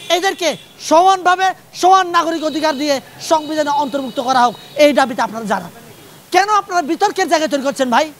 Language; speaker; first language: Bangla; non-native, local second language; Chakma